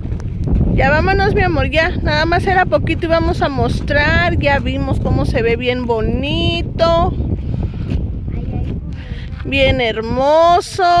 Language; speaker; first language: Spanish; native; Spanish